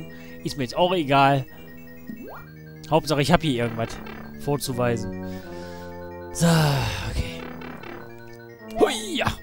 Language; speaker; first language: German; native; German